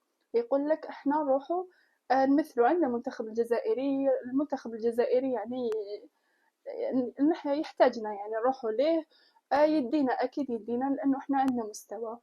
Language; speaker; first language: Arabic; native; Arabic